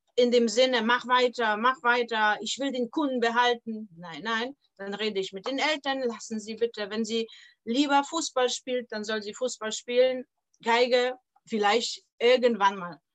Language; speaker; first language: German; non-native, fluent; Polish